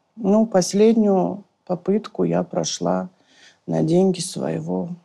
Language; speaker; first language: Russian; native; Russian